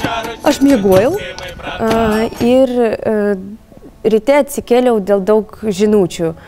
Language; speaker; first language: Lithuanian; non-native, learner; Ukrainian